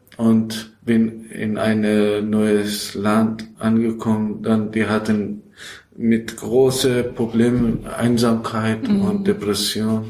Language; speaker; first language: German; non-native, learner; Persian